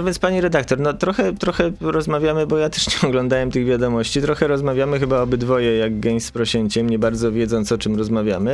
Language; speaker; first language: Polish; native; Polish